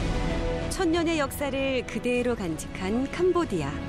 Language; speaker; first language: Korean; native; Korean